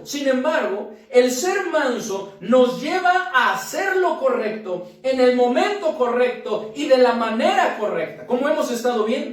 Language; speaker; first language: Spanish; native; Spanish